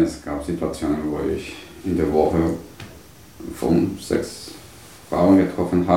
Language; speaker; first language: German; non-native, fluent; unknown